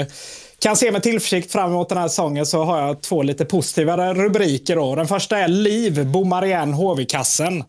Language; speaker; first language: Swedish; native; Swedish